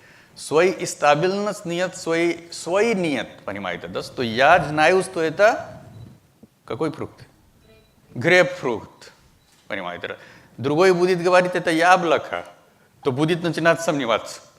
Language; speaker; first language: Russian; non-native, learner; Hindi